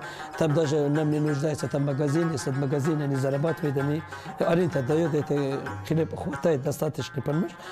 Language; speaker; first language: Russian; non-native, learner; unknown